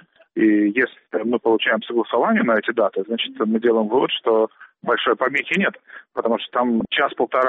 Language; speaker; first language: Russian; native; Russian